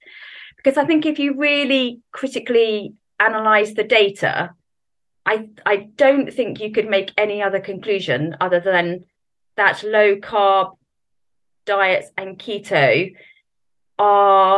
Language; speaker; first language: English; native; English